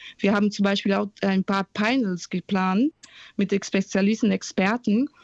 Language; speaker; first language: German; non-native, fluent; Portuguese